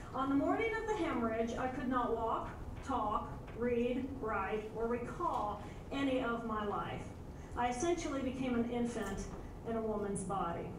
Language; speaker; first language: English; native; English